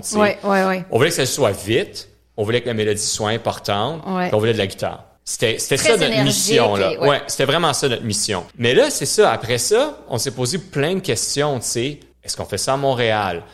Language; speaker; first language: French; native; French